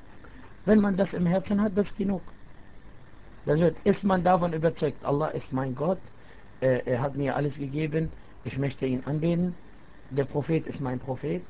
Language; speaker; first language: German; non-native, fluent; Arabic